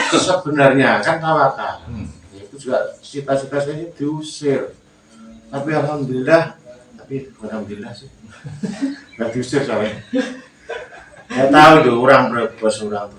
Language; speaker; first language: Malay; non-native, local second language; Javanese